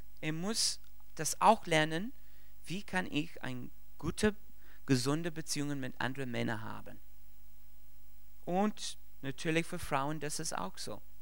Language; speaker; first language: German; non-native, fluent; English